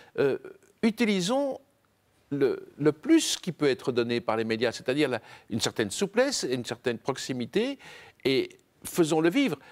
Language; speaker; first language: French; native; French